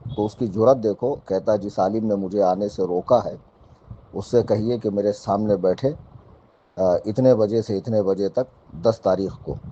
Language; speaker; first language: Urdu; native; Urdu